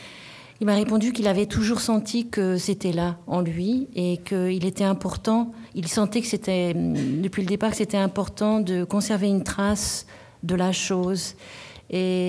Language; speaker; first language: French; native; French